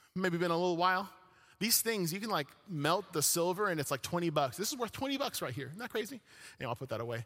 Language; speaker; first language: English; early bilingual, other home language; Arabic